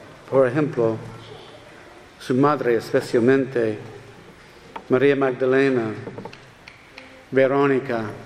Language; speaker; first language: Spanish; non-native, learner; English